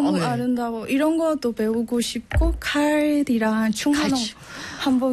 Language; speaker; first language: Korean; non-native, learner; Thai